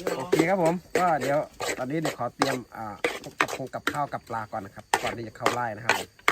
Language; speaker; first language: Thai; non-native, local second language; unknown